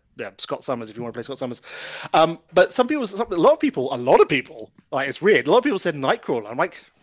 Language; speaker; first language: English; native; English